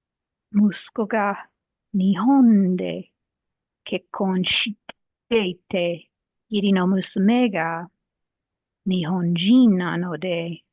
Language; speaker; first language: Japanese; non-native, learner; English